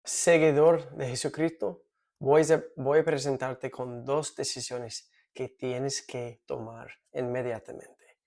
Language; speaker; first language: Spanish; non-native, fluent; English